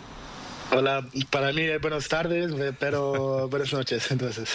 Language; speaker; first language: Spanish; non-native, learner; Portuguese